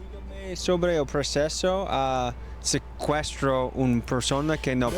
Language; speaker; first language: Spanish; non-native, learner; English